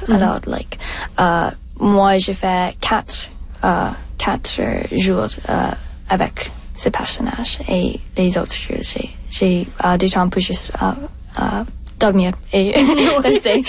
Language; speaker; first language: French; non-native, local second language; English